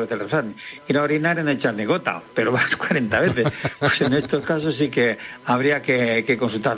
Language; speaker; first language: Spanish; native; Spanish